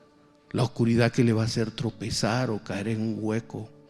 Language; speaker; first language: Spanish; native; Spanish